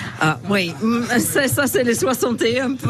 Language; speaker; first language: French; non-native, learner; English